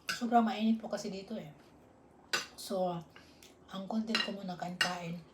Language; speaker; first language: Filipino; non-native, local second language; Cebuano